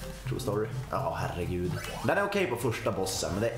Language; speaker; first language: Swedish; native; Swedish